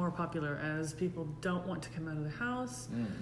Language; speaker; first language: English; non-native, learner; Japanese